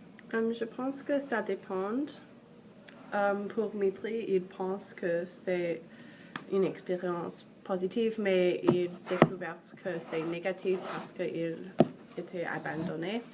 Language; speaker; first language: French; non-native, learner; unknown